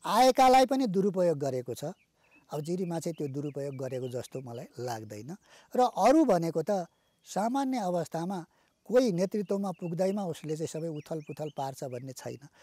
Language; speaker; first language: Nepali; native; Nepali